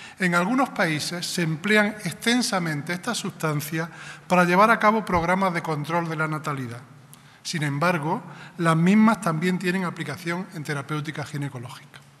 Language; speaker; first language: Spanish; native; Spanish